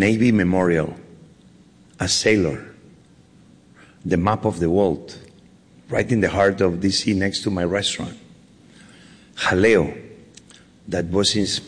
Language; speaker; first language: English; non-native, fluent; Spanish